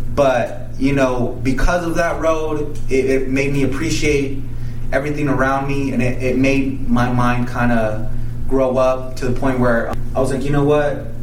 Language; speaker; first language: English; early bilingual, other home language; Spanish